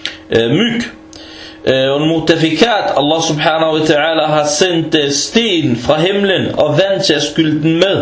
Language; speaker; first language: Danish; early bilingual, other home language; Arabic